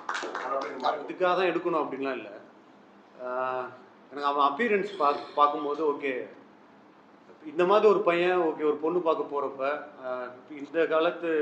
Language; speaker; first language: Tamil; native; Tamil